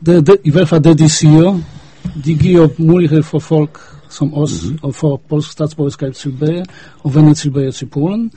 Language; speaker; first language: Danish; non-native, fluent; Polish